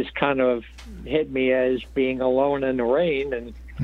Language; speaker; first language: English; native; English